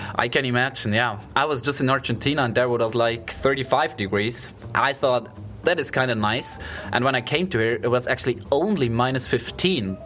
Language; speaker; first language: English; non-native, fluent; German